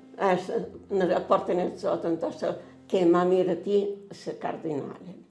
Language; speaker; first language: Albanian; non-native, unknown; Italian